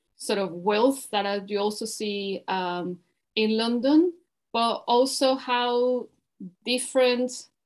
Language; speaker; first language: English; non-native, fluent; Spanish